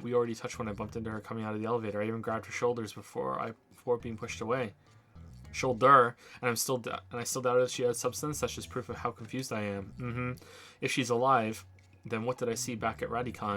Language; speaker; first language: English; native; English